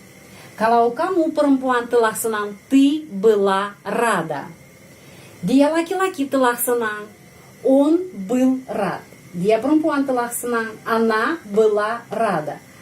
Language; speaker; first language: Indonesian; non-native, fluent; Russian